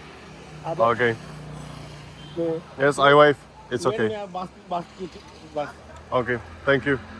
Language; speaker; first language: English; non-native, learner; Czech